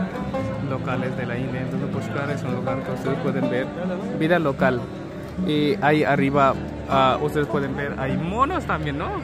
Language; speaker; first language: Spanish; non-native, learner; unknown